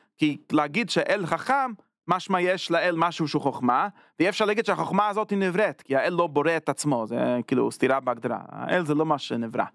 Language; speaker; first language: Hebrew; non-native, fluent; English